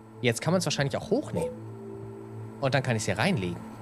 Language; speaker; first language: German; native; German